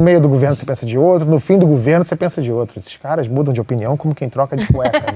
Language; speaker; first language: Portuguese; native; Portuguese